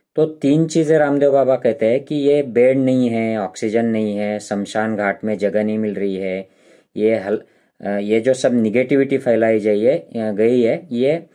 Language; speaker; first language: Hindi; non-native, local second language; Marathi